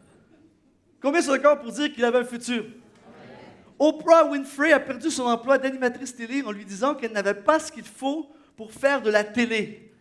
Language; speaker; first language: French; native; French